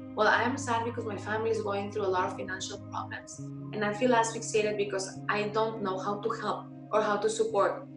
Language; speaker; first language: English; non-native, fluent; Spanish